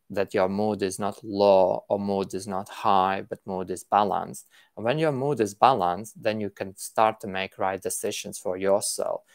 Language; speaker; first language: English; non-native, fluent; Latvian